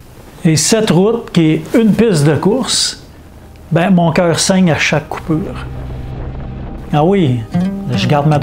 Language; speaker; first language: French; native; French